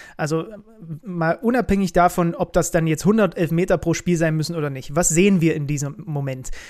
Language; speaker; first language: German; native; German